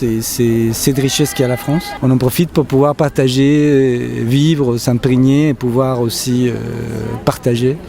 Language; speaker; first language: French; non-native, fluent; Spanish